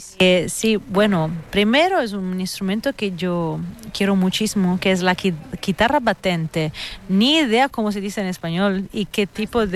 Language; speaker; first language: Spanish; non-native, fluent; Italian